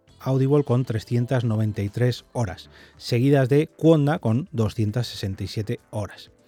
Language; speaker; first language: Spanish; native; Spanish